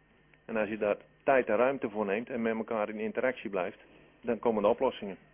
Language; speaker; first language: Dutch; native; Dutch